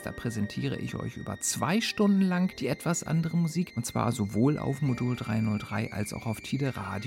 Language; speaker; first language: German; native; German